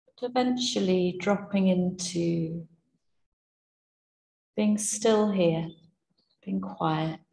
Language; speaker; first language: English; native; English